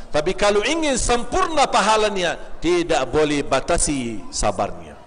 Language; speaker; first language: Malay; non-native, fluent; Arabic